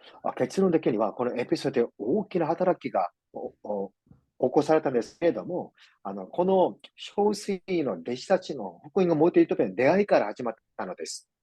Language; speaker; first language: Japanese; non-native, fluent; Korean